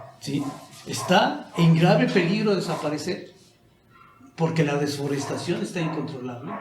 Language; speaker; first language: Spanish; native; Spanish